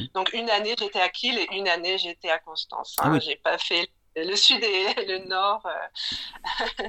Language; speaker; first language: French; native; French